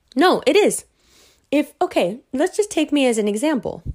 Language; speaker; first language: English; early bilingual, other home language; Hindi